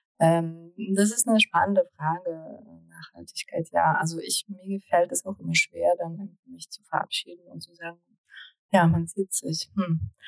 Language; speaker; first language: German; early bilingual, other home language; Russian